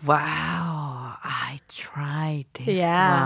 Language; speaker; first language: English; non-native, learner; Japanese